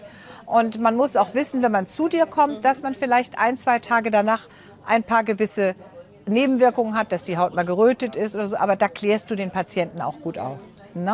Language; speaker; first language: German; native; German